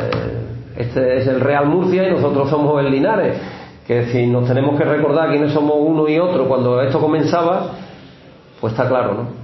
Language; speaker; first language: Spanish; native; Spanish